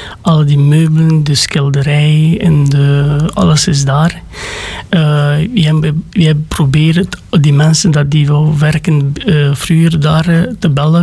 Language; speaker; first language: Dutch; non-native, learner; Romanian